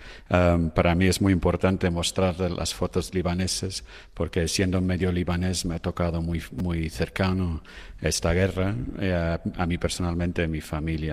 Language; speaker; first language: Spanish; non-native, fluent; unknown